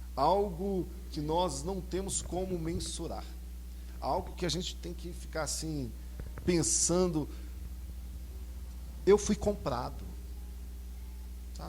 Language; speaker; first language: Portuguese; native; Portuguese